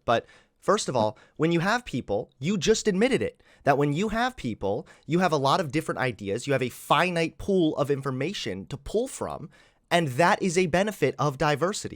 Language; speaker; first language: English; native; English